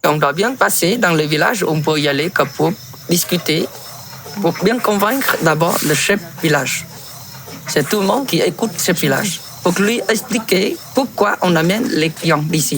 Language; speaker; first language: French; non-native, fluent; Vietnamese